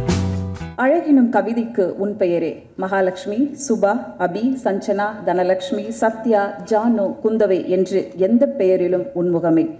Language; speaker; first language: Tamil; native; Tamil